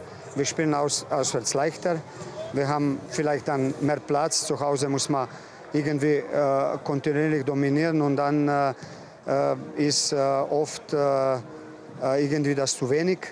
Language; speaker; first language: German; non-native, fluent; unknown